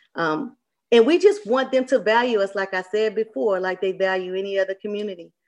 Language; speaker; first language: English; native; English